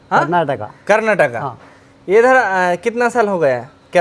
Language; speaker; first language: Hindi; non-native, local second language; Malayalam